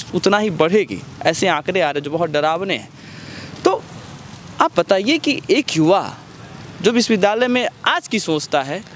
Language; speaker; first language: Hindi; native; Hindi